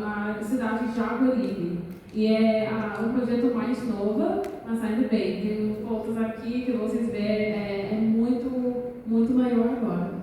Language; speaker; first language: Portuguese; non-native, learner; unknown